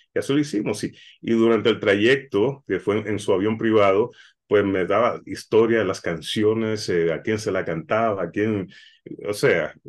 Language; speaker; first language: Spanish; native; Spanish